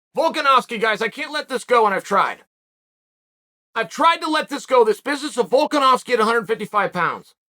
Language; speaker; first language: English; native; English